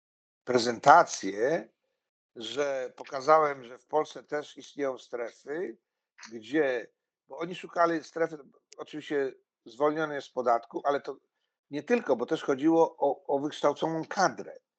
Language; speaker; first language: Polish; native; Polish